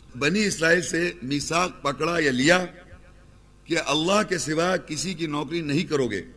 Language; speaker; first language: Urdu; native; Urdu